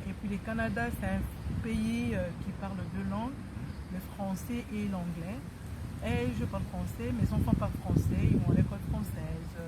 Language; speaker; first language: French; native; French